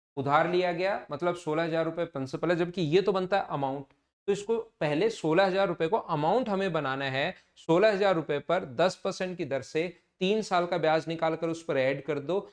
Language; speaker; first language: Hindi; native; Hindi